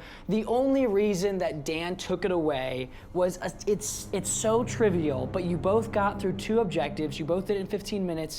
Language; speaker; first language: English; native; English